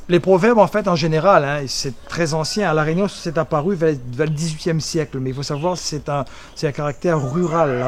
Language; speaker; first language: French; native; French